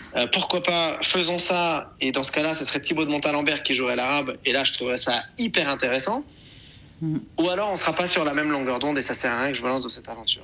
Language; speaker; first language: French; native; French